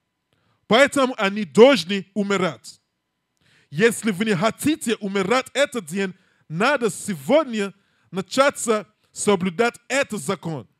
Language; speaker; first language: Russian; non-native, learner; English